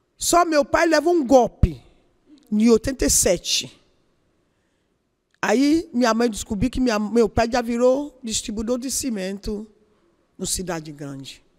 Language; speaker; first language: Portuguese; non-native, learner; Yoruba